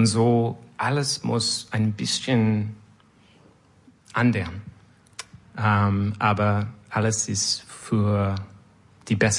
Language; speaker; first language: German; non-native, learner; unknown